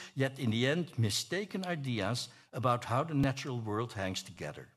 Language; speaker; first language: English; non-native, fluent; Dutch